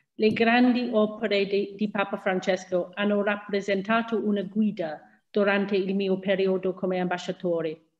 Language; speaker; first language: Italian; non-native, fluent; English